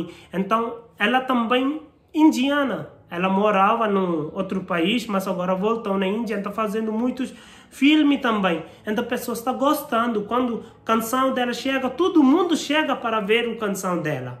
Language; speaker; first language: Portuguese; non-native, learner; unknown